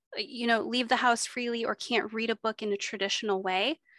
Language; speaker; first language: English; native; English